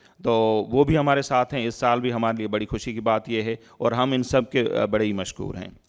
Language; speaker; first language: Urdu; non-native, local second language; Sindhi